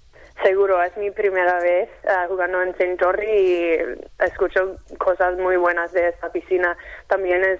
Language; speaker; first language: Spanish; non-native, fluent; English